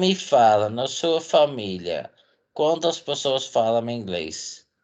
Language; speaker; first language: Portuguese; non-native, fluent; Dutch